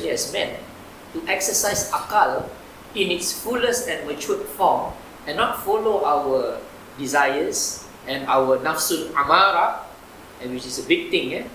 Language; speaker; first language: English; non-native, local second language; Malay